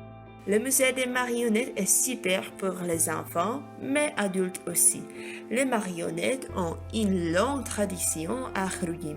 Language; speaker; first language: French; non-native, fluent; Czech